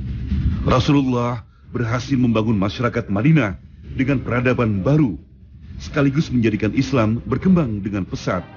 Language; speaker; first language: Indonesian; native; Indonesian